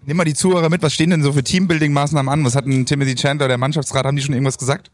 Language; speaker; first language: German; native; German